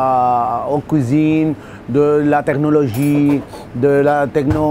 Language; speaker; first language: French; non-native, fluent; Spanish